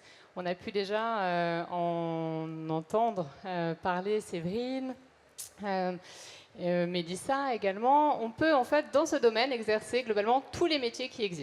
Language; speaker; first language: French; native; French